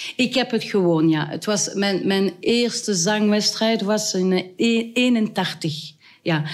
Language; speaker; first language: Dutch; non-native, local second language; French